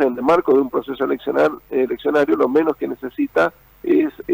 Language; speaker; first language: Spanish; native; Spanish